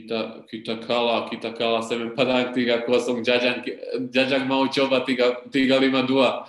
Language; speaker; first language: Indonesian; non-native, learner; Serbian